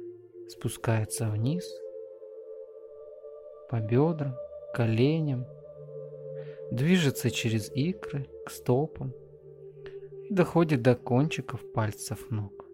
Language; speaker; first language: Russian; native; Russian